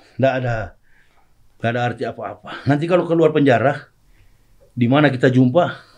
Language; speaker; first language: Indonesian; native; Indonesian